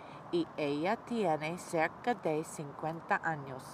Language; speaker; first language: Spanish; non-native, learner; English